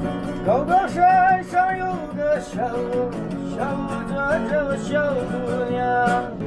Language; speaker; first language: Chinese; native; Chinese